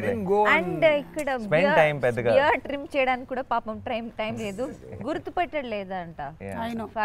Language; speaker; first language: Telugu; non-native, learner; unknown